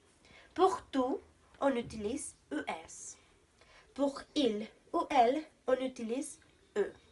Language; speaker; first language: French; non-native, learner; Spanish